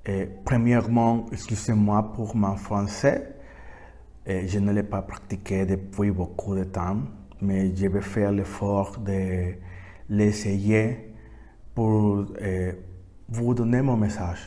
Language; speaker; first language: French; non-native, learner; Spanish